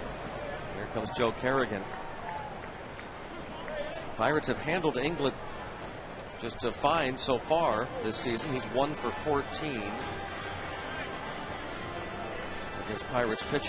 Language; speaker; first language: English; native; English